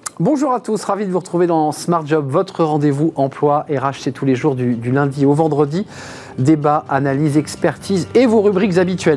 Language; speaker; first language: French; native; French